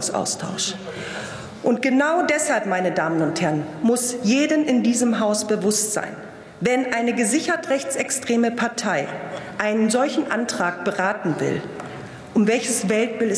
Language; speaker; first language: German; native; German